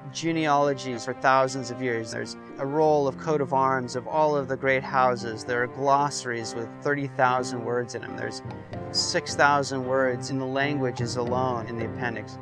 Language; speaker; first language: English; native; English